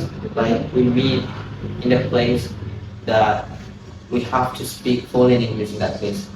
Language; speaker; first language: English; non-native, fluent; Indonesian